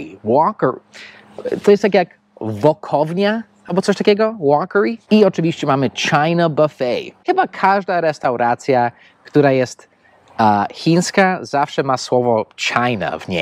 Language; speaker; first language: Polish; non-native, fluent; English